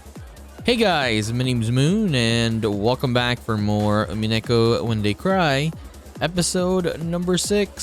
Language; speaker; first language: English; native; English